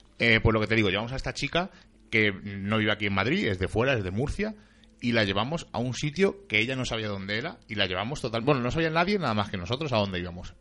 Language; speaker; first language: Spanish; native; Spanish